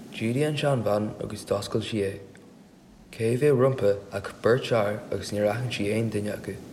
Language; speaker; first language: Irish; native; Irish